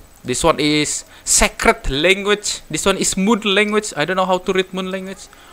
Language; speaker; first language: English; non-native, fluent; Indonesian